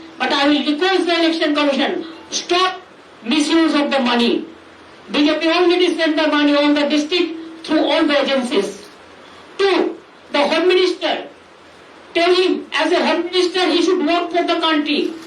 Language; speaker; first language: English; non-native, local second language; Bangla